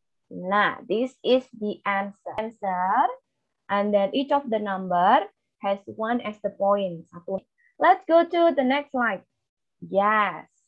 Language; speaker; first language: English; non-native, fluent; Indonesian